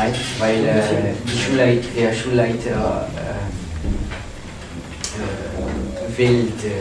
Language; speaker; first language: German; non-native, learner; French